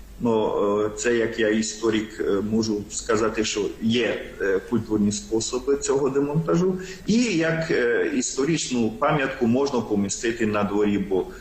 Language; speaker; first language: Ukrainian; non-native, local second language; Hungarian